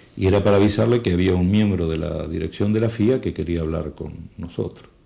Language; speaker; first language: Spanish; native; Spanish